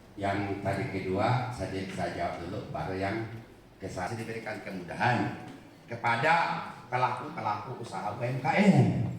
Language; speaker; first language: Indonesian; non-native, local second language; Batak Toba